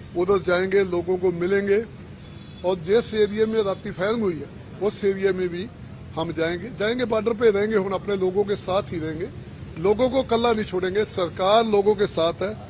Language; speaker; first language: Hindi; non-native, local second language; Punjabi